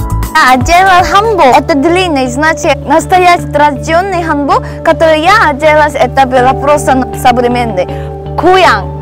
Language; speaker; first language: Russian; non-native, learner; Korean